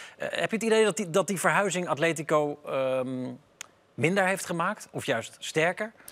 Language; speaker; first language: Dutch; native; Dutch